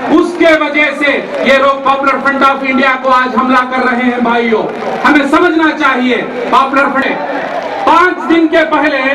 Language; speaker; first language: Urdu; native; Urdu